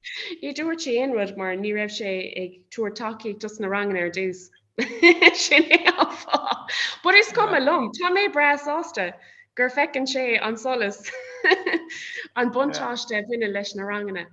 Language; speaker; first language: Irish; non-native, local second language; English